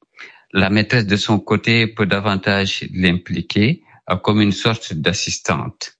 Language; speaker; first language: French; non-native, local second language; Wolof